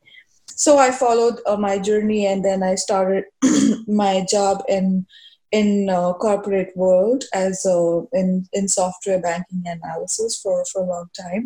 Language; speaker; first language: English; non-native, local second language; Hindi